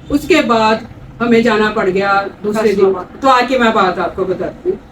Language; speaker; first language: Urdu; non-native, local second language; Punjabi